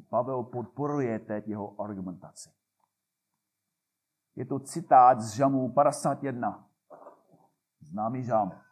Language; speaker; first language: Czech; non-native, fluent; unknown